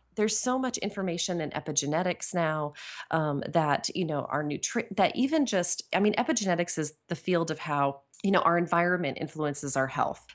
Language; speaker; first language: English; native; English